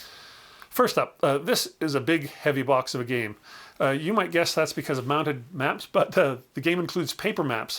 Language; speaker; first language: English; native; English